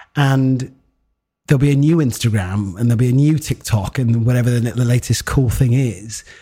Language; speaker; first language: English; native; English